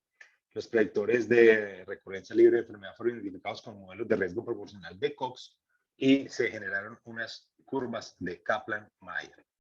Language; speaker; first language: Spanish; native; Spanish